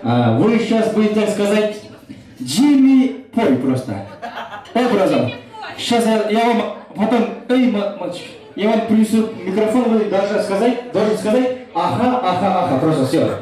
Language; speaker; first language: Russian; non-native, local second language; Kyrgyz